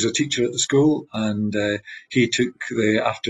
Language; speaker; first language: English; native; English